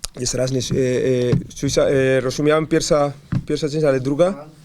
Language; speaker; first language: Polish; non-native, learner; Spanish